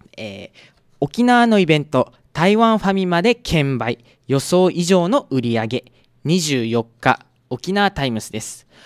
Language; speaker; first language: Japanese; native; Japanese